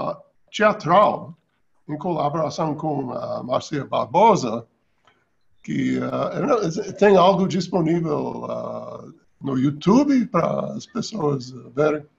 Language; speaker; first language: Portuguese; non-native, fluent; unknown